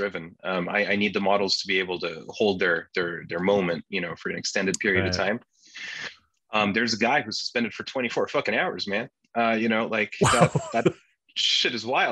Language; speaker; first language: English; non-native, fluent; Turkish